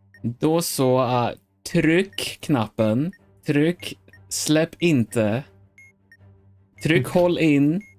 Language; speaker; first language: Swedish; non-native, learner; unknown